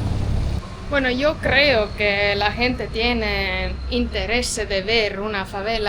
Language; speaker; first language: Spanish; non-native, fluent; Estonian